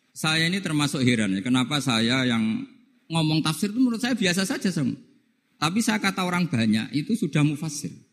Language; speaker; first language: Indonesian; non-native, local second language; Javanese